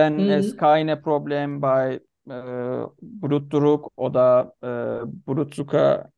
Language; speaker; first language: German; non-native, learner; Turkish